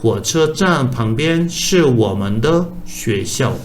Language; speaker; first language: Chinese; non-native, fluent; Korean